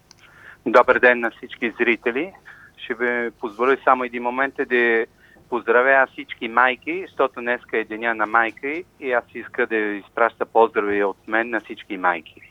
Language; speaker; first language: Bulgarian; non-native, learner; Italian